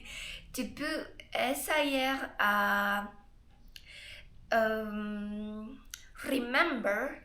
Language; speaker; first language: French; non-native, learner; Spanish